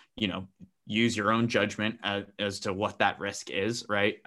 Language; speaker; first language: English; native; English